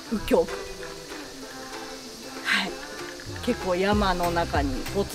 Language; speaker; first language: Japanese; native; Japanese